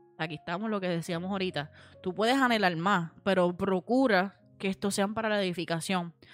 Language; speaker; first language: Spanish; native; Spanish